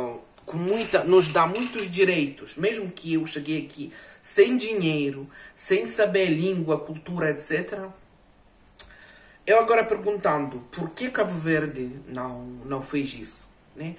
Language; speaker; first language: Portuguese; non-native, fluent; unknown